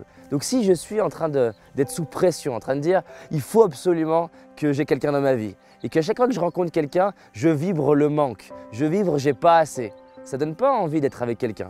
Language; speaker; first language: French; native; French